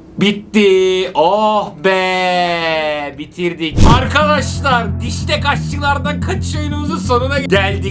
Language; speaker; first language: Turkish; native; Turkish